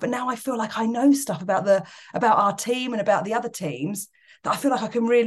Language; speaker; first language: English; native; English